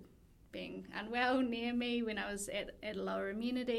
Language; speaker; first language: English; native; English